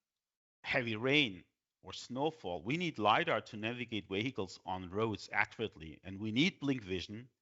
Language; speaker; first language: English; non-native, fluent; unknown